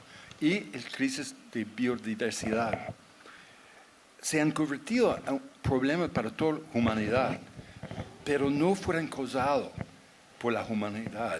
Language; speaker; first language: Spanish; non-native, fluent; English